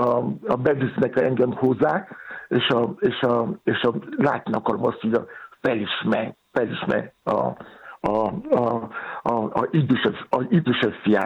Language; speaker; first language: Hungarian; non-native, fluent; Yoruba